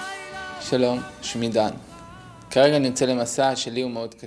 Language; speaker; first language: Hebrew; native; Hebrew